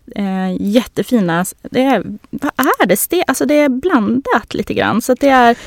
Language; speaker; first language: Swedish; native; Swedish